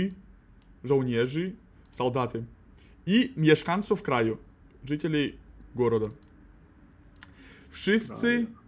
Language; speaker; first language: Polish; non-native, learner; Russian